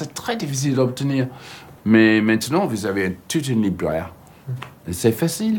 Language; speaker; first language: French; non-native, fluent; English